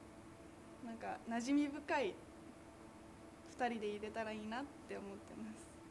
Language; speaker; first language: Japanese; native; Japanese